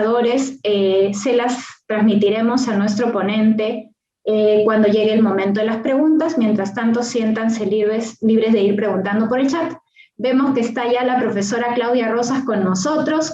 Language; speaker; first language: Spanish; native; Spanish